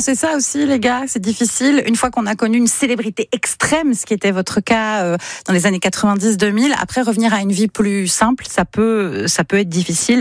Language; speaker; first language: French; native; French